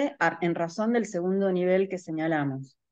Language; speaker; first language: Spanish; native; Spanish